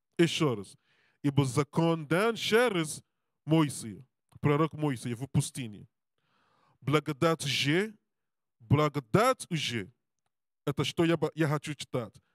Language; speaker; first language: Russian; non-native, learner; Serbian